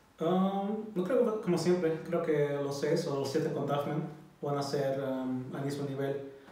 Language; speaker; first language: Spanish; non-native, learner; German